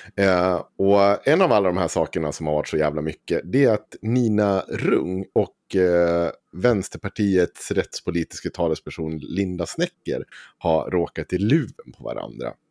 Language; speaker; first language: Swedish; native; Swedish